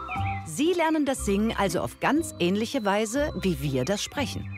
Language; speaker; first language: German; native; German